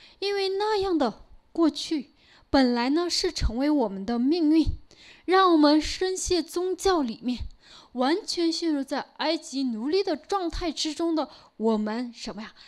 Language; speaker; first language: Chinese; non-native, local second language; Korean